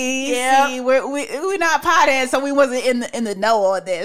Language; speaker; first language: English; native; English